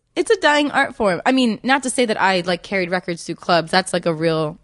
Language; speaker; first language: English; native; English